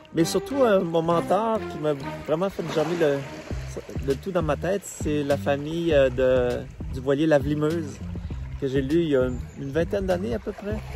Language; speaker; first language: French; native; French